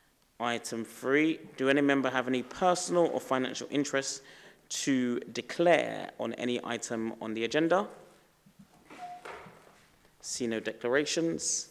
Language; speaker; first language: English; native; English